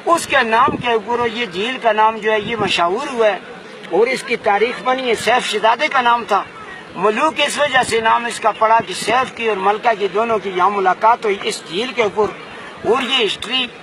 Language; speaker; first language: Hindi; non-native, local second language; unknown